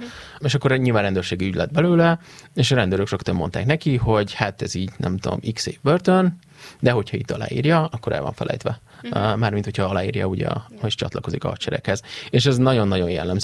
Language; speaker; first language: Hungarian; native; Hungarian